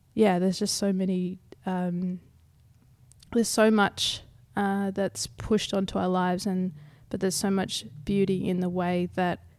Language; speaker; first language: English; native; English